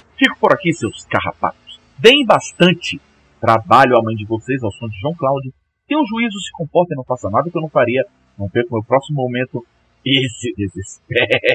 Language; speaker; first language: Portuguese; native; Portuguese